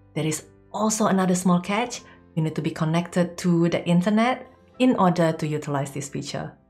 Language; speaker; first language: English; non-native, fluent; Indonesian